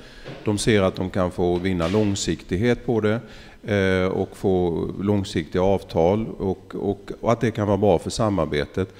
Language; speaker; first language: Swedish; native; Swedish